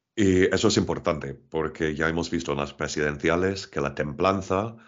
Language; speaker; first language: Spanish; non-native, fluent; English